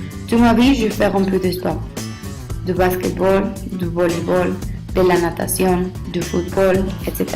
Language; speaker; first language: French; non-native, learner; Spanish